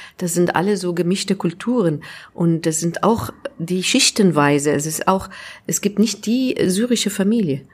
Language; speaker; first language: German; non-native, fluent; Arabic